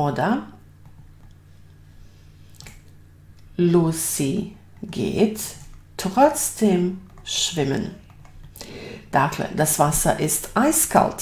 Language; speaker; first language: German; non-native, fluent; Bosnian